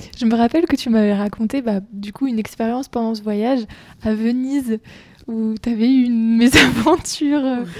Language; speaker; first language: French; native; French